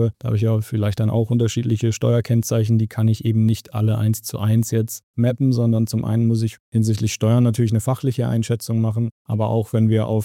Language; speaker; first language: German; native; German